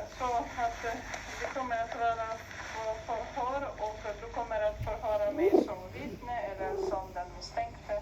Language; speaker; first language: Swedish; non-native, fluent; Ukrainian